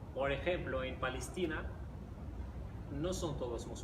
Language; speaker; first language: Spanish; non-native, fluent; Riffian